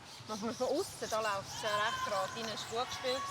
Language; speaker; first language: German; native; German